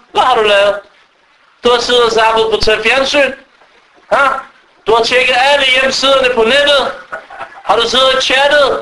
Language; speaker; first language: Danish; non-native, fluent; Arabic